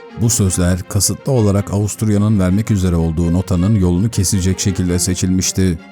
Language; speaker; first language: Turkish; native; Turkish